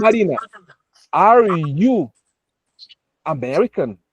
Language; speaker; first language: English; non-native, fluent; Portuguese